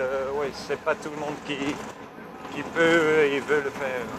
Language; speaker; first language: French; non-native, local second language; Dutch